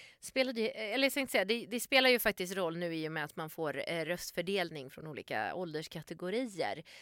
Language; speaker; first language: Swedish; native; Swedish